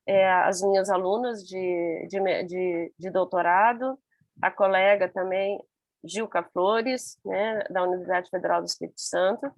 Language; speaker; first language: Portuguese; non-native, learner; Spanish